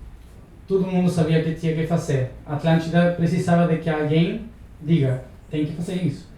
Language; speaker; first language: Portuguese; non-native, learner; Spanish